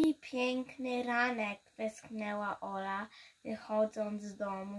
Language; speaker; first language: Polish; early bilingual, heritage; Polish